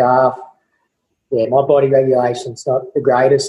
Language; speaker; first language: English; native; English